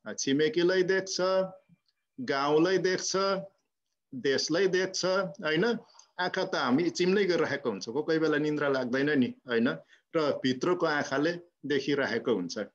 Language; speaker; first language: Nepali; native; Nepali